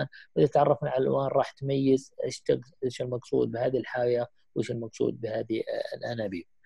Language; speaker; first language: Arabic; native; Arabic